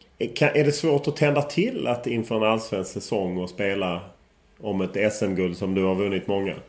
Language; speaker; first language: Swedish; native; Swedish